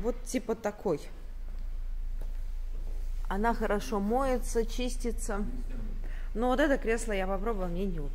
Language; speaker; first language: Russian; native; Russian